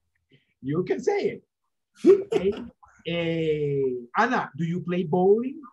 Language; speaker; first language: English; non-native, fluent; Spanish